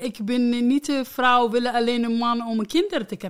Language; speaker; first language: Dutch; non-native, learner; Arabic